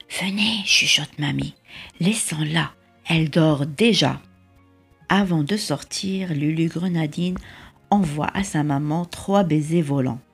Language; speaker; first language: French; native; French